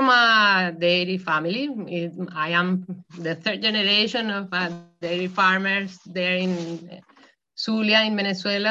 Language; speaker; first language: English; non-native, fluent; Spanish